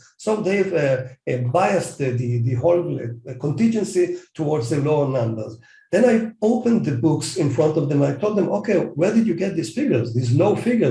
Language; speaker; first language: English; non-native, fluent; Hebrew